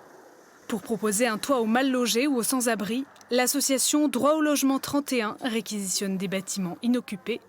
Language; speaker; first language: French; native; French